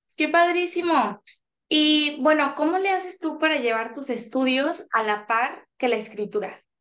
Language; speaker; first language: Spanish; native; Spanish